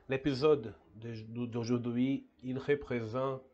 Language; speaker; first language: French; non-native, learner; Portuguese